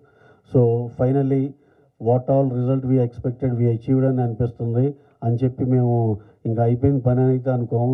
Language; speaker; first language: Telugu; native; Telugu